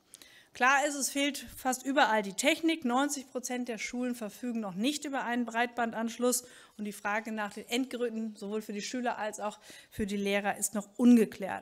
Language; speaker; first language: German; native; German